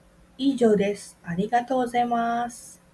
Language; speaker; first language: Japanese; non-native, fluent; Indonesian